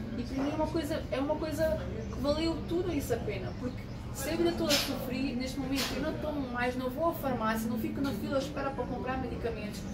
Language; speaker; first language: Portuguese; non-native, fluent; Ukrainian